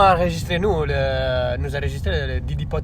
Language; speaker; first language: French; non-native, fluent; Italian